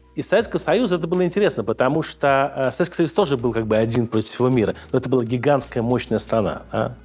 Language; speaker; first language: Russian; native; Russian